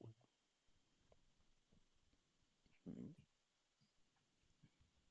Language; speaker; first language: German; non-native, fluent; Urdu